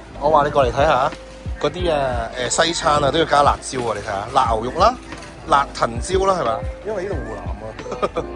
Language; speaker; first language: Cantonese; native; Cantonese